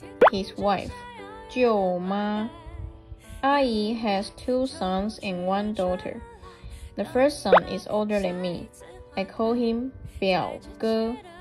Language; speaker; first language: English; non-native, fluent; Chinese